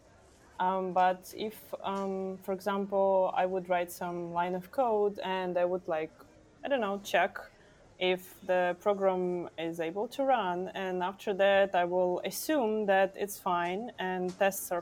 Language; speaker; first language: English; non-native, fluent; Ukrainian